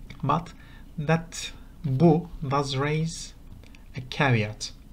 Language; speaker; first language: English; non-native, fluent; Turkish